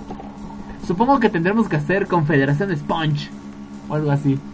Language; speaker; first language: Spanish; native; Spanish